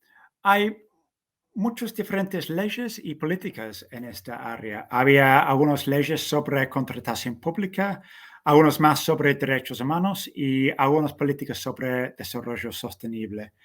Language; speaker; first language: Spanish; non-native, fluent; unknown